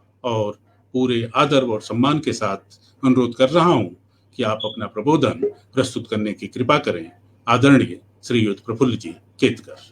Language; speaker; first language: Hindi; native; Hindi